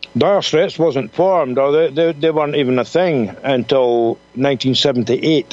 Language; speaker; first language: English; native; English